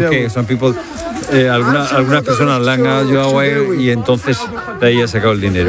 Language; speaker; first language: Spanish; native; Spanish